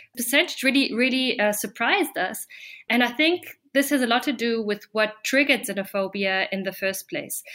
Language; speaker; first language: English; non-native, fluent; German